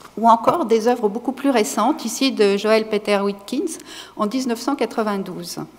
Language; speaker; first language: French; native; French